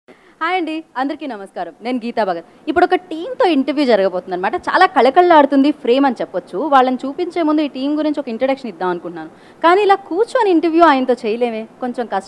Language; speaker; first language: Telugu; native; Telugu